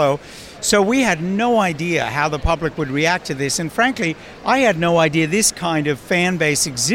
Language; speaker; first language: English; native; English